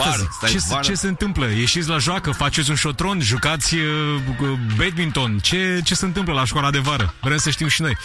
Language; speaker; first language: Romanian; native; Romanian